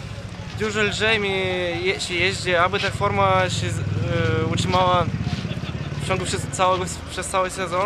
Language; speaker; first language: Polish; non-native, fluent; Russian